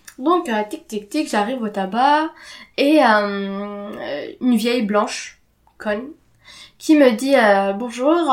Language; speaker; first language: French; non-native, fluent; Arabic